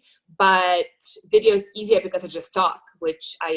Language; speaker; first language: English; non-native, fluent; Ukrainian